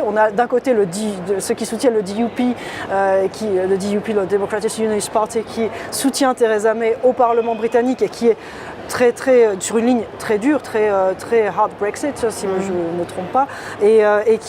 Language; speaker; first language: French; native; French